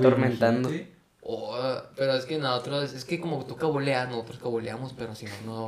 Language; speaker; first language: Spanish; native; Spanish